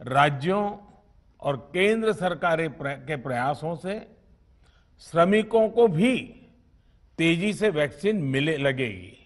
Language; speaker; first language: Hindi; non-native, local second language; Gujarati